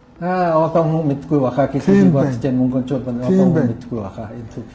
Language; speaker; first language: Mongolian; non-native, fluent; Lao